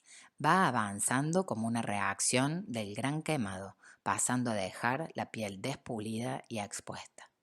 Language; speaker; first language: Spanish; native; Spanish